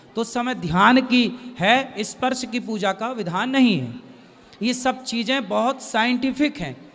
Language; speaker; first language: Hindi; native; Hindi